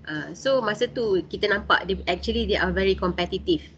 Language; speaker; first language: English; non-native, local second language; Malay